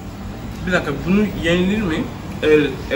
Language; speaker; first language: Turkish; non-native, fluent; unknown